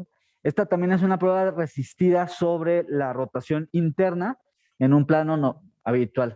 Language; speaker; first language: Spanish; native; Spanish